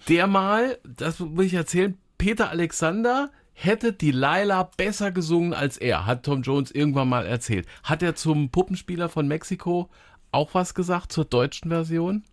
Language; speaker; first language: German; native; German